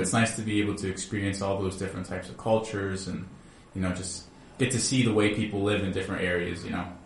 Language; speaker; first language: English; native; English